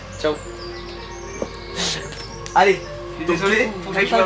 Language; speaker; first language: French; native; French